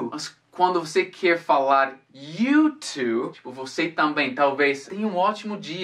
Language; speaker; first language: Portuguese; non-native, fluent; English